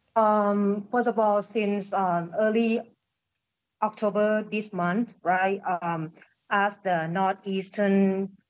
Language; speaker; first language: English; non-native, fluent; Thai